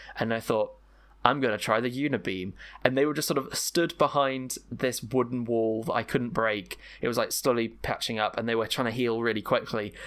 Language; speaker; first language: English; native; English